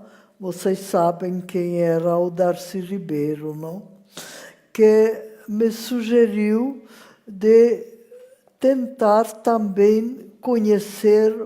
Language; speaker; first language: Portuguese; non-native, fluent; French